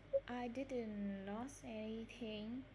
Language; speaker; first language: English; non-native, learner; Vietnamese